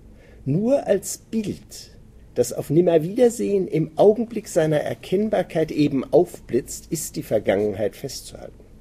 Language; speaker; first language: German; native; German